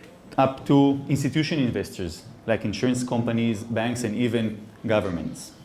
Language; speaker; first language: English; non-native, fluent; Hebrew